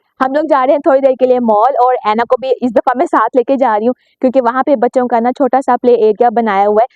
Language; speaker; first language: Urdu; native; Urdu